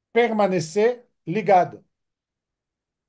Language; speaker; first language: Portuguese; non-native, fluent; French